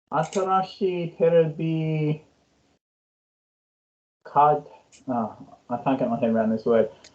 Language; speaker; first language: English; non-native, learner; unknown